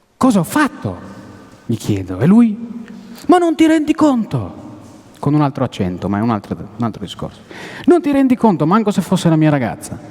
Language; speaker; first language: Italian; non-native, fluent; Hebrew